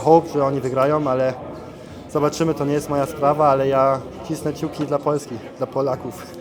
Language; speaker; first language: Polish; early bilingual, heritage; German